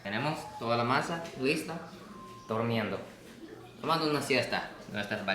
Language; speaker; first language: Spanish; non-native, fluent; Japanese